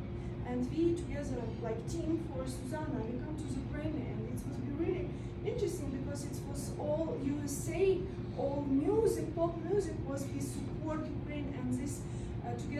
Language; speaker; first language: English; non-native, learner; Russian